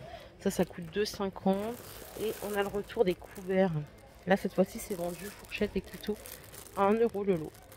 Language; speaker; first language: French; native; French